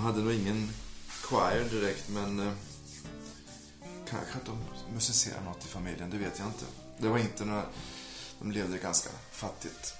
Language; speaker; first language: Swedish; native; Swedish